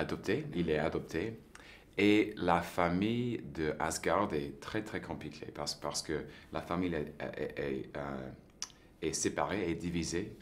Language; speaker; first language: French; non-native, fluent; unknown